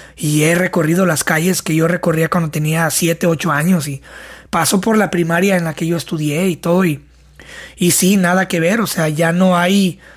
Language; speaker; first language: Spanish; native; Spanish